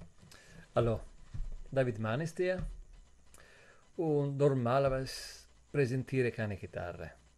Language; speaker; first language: German; non-native, fluent; Italian